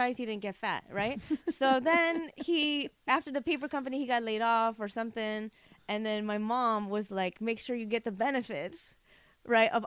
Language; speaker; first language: English; early bilingual, other home language; Korean